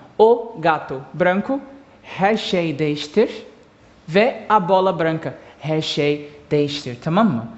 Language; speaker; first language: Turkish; non-native, learner; Portuguese